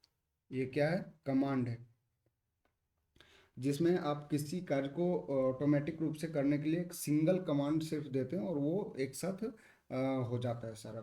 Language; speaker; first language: Hindi; native; Hindi